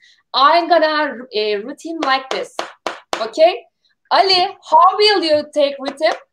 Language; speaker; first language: English; non-native, fluent; Turkish